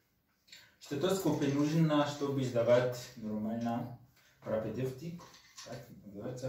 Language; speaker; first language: Russian; non-native, learner; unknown